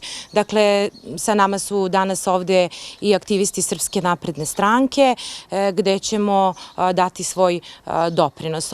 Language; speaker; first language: Serbian; native; Serbian